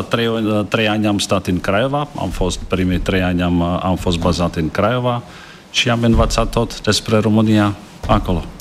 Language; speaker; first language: Romanian; non-native, learner; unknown